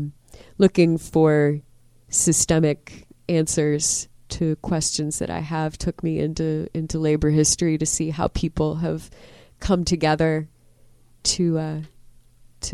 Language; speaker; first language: English; native; English